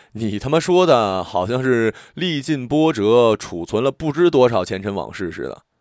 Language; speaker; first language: Chinese; native; Chinese